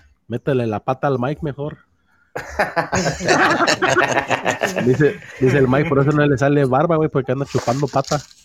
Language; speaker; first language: Spanish; early bilingual, heritage; Spanish